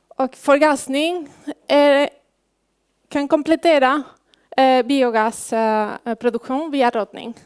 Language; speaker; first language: Swedish; non-native, fluent; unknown